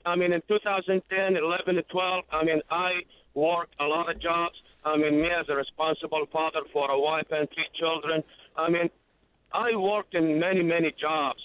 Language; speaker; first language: English; non-native, fluent; Arabic